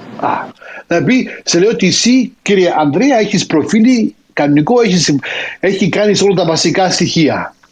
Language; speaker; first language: Greek; early bilingual, heritage; Greek